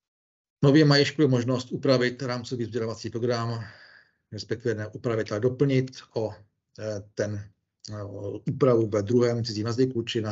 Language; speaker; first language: Czech; native; Czech